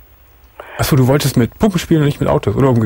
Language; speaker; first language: German; native; German